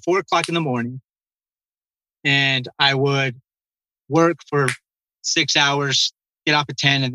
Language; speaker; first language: English; native; English